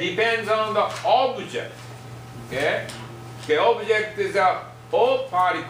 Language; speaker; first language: English; non-native, learner; Japanese